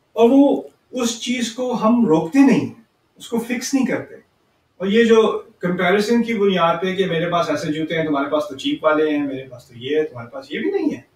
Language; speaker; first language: Urdu; early bilingual, heritage; Urdu